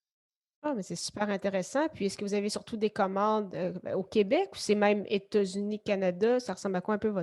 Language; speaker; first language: French; native; French